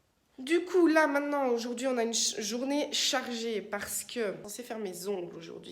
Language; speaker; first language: French; native; French